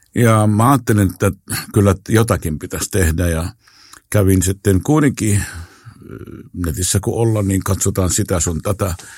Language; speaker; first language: Finnish; non-native, fluent; Arabic